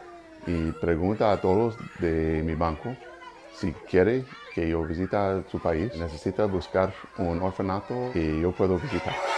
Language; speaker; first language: Spanish; non-native, learner; English